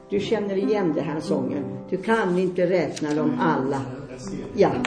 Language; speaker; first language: Swedish; non-native, fluent; Finnish